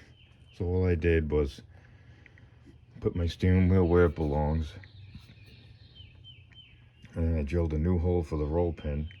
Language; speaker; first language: English; native; English